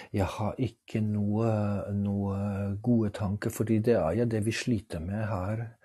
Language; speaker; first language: Norwegian; non-native, fluent; German